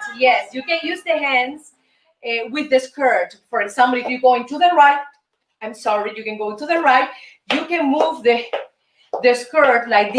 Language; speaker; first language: English; non-native, fluent; Spanish